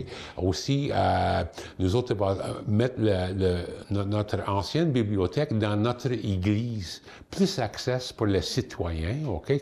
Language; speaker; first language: French; non-native, local second language; English